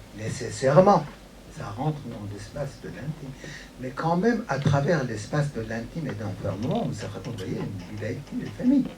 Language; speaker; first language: French; non-native, fluent; Persian